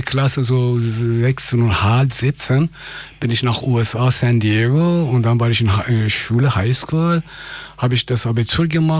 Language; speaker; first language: German; non-native, fluent; Persian